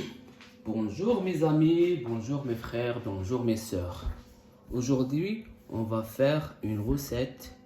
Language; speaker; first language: French; non-native, local second language; Arabic